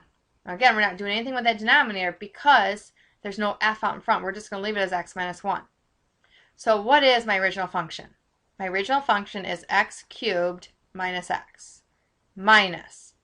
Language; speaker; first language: English; native; English